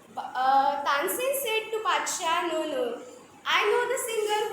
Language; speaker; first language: English; non-native, local second language; Marathi